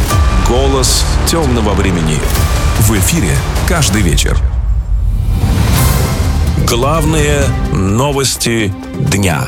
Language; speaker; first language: Russian; native; Russian